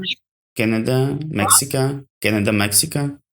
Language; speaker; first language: English; non-native, learner; Ukrainian